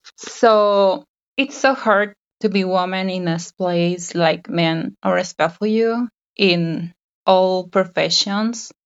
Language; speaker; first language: English; non-native, learner; Spanish